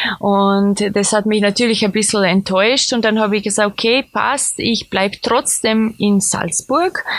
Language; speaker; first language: German; non-native, fluent; Serbian